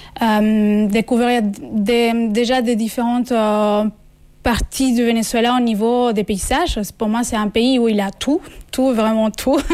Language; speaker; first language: French; non-native, fluent; Spanish